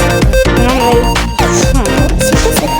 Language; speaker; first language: French; native; French